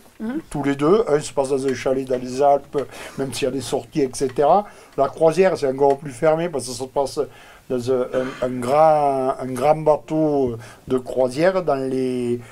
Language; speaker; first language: French; native; French